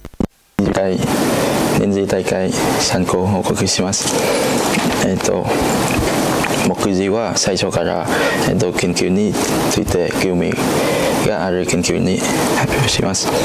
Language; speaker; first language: Japanese; non-native, learner; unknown